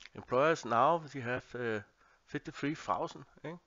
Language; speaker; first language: English; non-native, learner; Danish